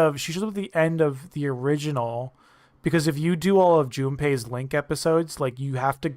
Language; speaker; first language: English; native; English